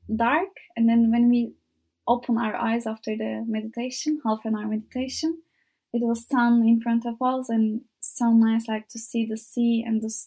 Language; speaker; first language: English; non-native, learner; Turkish